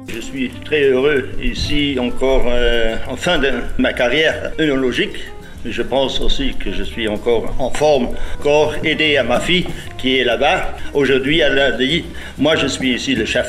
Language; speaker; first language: French; non-native, local second language; Luxembourgish